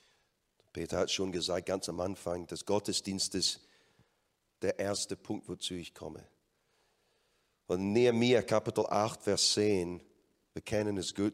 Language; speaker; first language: German; non-native, fluent; English